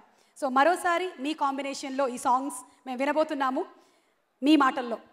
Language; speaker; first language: Telugu; native; Telugu